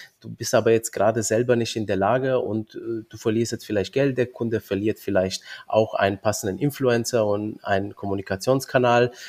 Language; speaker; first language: German; early bilingual, other home language; Romanian